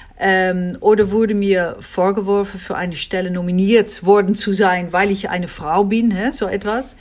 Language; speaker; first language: German; non-native, fluent; Dutch